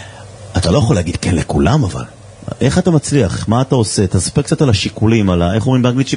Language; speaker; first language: Hebrew; native; Hebrew